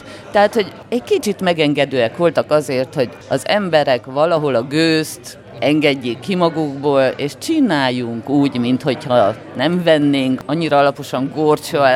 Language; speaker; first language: Hungarian; native; Hungarian